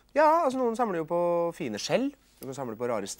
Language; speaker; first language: Norwegian; native; Norwegian